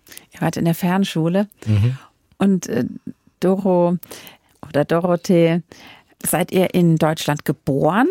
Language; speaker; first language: German; native; German